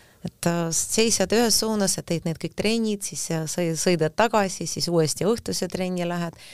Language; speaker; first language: Estonian; non-native, fluent; Russian